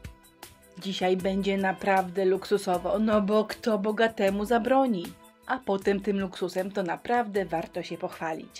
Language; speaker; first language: Polish; native; Polish